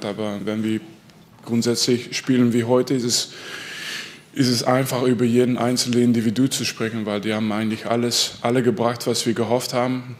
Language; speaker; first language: German; non-native, fluent; French